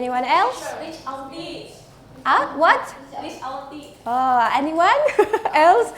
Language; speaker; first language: English; non-native, learner; Indonesian